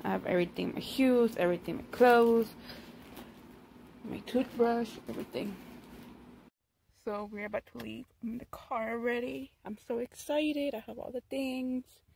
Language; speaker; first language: English; early bilingual, other home language; Spanish